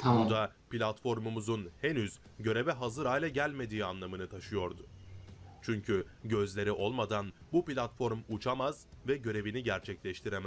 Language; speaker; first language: Turkish; native; Turkish